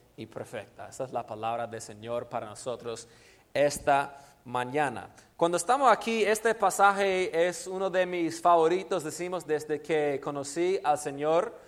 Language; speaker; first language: Spanish; non-native, fluent; English